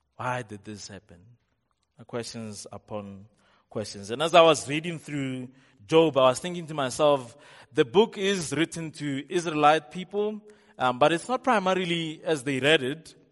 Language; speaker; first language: English; non-native, local second language; Tswana